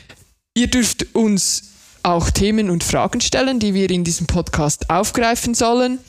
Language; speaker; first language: German; native; German